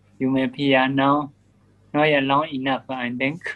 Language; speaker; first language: English; non-native, learner; Burmese